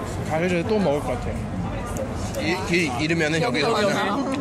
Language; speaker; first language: Korean; early bilingual, heritage; Korean